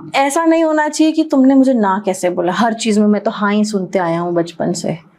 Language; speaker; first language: Hindi; non-native, local second language; Sindhi